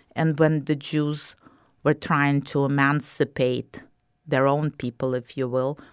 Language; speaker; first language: English; non-native, fluent; Russian